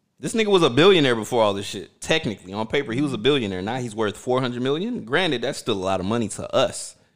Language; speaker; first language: English; early bilingual, other home language; Haitian Creole